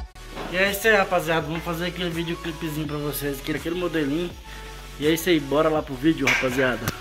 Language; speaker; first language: Portuguese; native; Portuguese